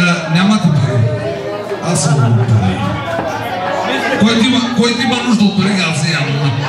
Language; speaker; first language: Bulgarian; non-native, local second language; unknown